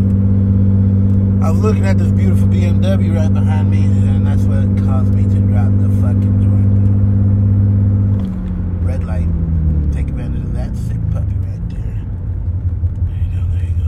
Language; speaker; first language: English; native; English